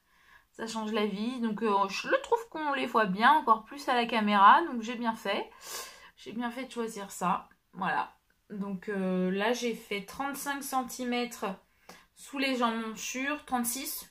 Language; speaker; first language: French; native; French